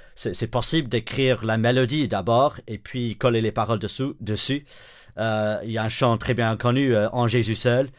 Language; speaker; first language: French; non-native, fluent; English